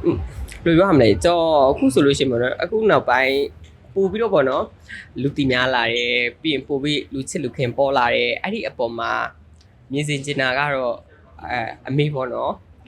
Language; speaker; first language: Burmese; native; Burmese